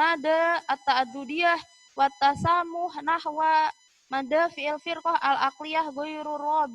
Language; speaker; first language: Arabic; non-native, learner; Indonesian